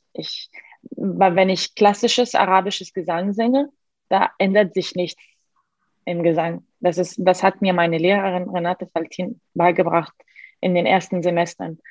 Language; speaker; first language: German; non-native, fluent; Arabic